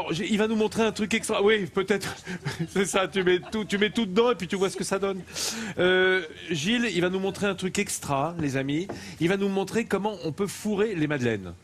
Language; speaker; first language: French; native; French